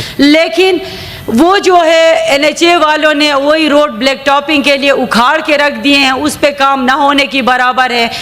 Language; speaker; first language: Urdu; non-native, local second language; Khowar